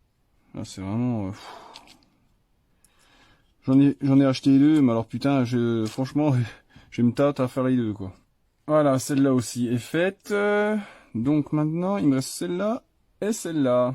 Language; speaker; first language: French; native; French